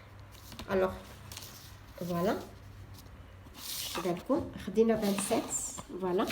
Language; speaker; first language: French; non-native, local second language; Arabic